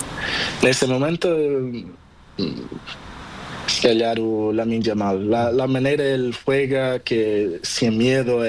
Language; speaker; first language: Spanish; non-native, learner; Portuguese